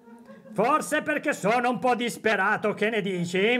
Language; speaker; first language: Italian; native; Italian